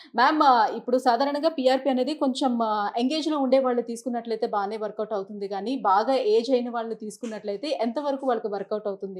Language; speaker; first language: Telugu; native; Telugu